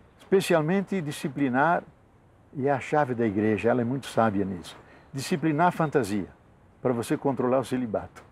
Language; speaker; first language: Portuguese; non-native, local second language; Italian